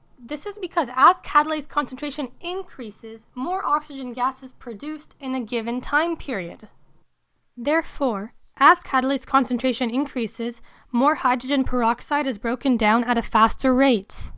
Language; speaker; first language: English; native; English